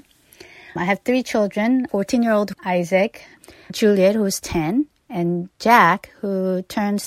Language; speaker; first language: English; non-native, fluent; Korean